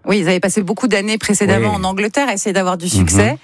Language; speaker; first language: French; native; French